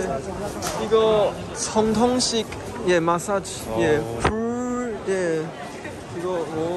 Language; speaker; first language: Korean; non-native, learner; Chinese